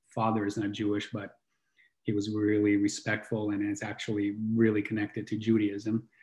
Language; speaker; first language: English; non-native, fluent; Italian